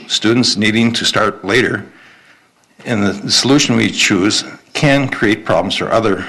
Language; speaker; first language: English; native; English